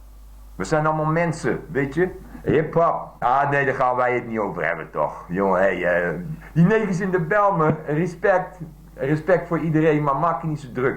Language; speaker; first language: Dutch; native; Dutch